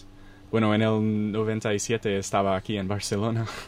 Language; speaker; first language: Spanish; non-native, fluent; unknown